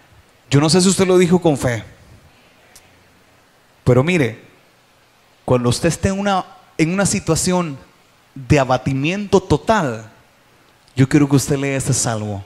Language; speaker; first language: Spanish; native; Spanish